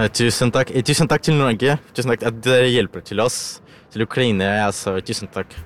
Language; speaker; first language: Norwegian; non-native, learner; Russian